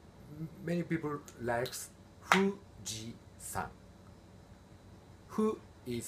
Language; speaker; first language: English; non-native, learner; Japanese